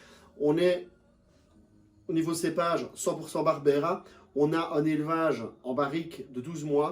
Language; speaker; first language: French; native; French